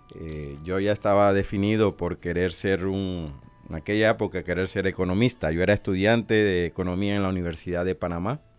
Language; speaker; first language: Spanish; native; Spanish